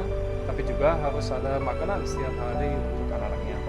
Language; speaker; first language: Indonesian; early bilingual, other home language; Dutch